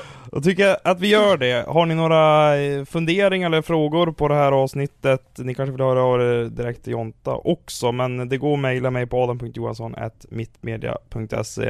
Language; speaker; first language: Swedish; native; Swedish